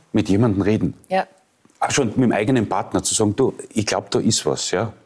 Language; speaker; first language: German; native; German